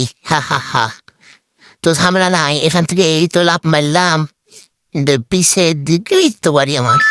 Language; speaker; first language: Bangla; native; Bangla